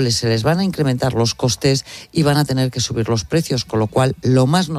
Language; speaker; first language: Spanish; native; Spanish